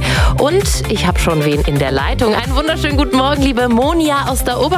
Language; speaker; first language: German; native; German